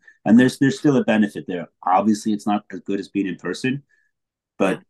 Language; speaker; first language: English; native; English